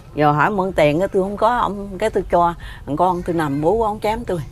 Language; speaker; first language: Vietnamese; native; Vietnamese